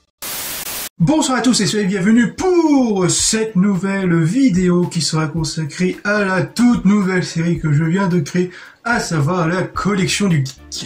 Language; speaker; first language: French; native; French